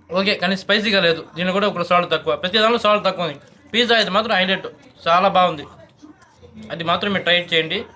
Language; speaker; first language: Telugu; non-native, local second language; Urdu